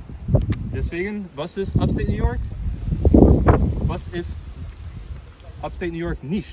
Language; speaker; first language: German; non-native, learner; English